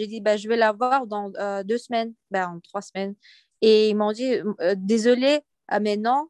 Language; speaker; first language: French; non-native, fluent; Uyghur